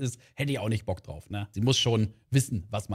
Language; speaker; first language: German; native; German